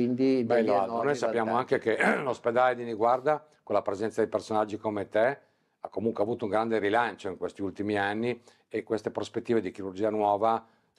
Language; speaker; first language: Italian; native; Italian